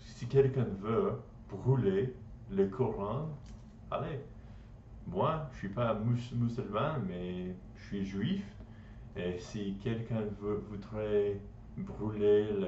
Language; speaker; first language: French; non-native, learner; English